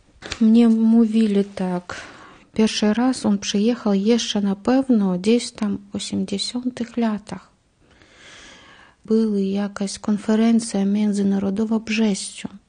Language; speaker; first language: Polish; non-native, learner; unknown